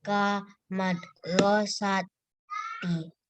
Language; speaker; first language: Arabic; non-native, learner; Indonesian